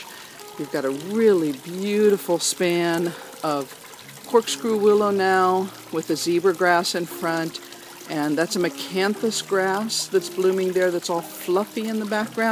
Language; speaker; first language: English; native; English